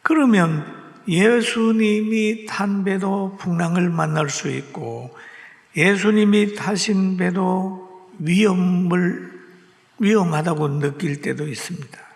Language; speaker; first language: Korean; native; Korean